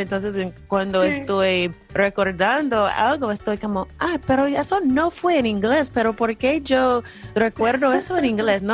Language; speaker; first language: Spanish; non-native, fluent; English